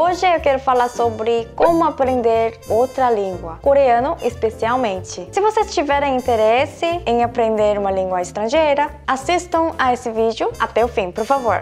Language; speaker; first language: Portuguese; non-native, fluent; Korean